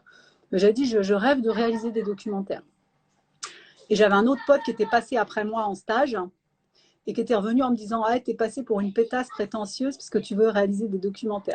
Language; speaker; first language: French; native; French